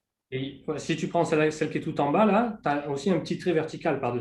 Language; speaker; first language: French; native; French